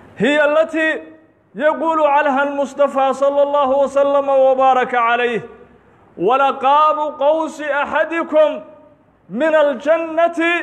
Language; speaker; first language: Arabic; non-native, local second language; Somali